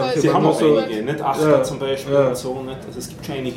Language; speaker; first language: German; native; German